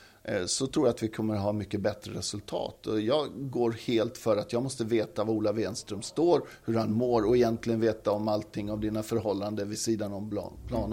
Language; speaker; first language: Swedish; native; Swedish